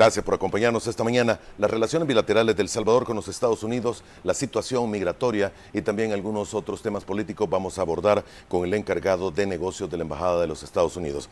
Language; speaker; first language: Spanish; native; Spanish